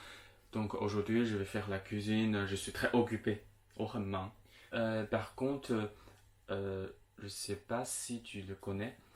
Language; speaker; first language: French; non-native, fluent; Chinese